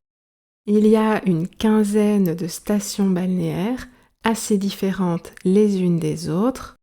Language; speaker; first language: French; native; French